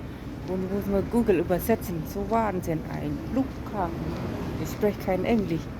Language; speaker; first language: German; non-native, learner; Khmer